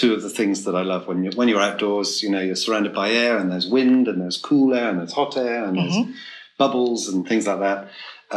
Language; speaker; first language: English; native; English